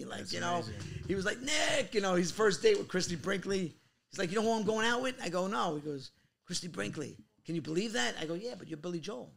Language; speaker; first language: English; native; English